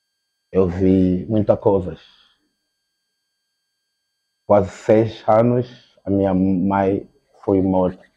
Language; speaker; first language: Portuguese; non-native, learner; Lingala